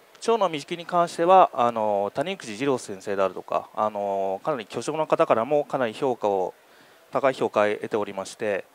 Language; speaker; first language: Japanese; native; Japanese